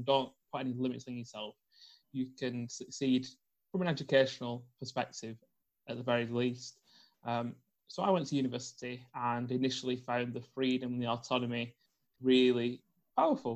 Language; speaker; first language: English; native; English